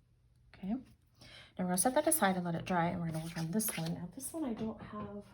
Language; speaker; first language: English; native; English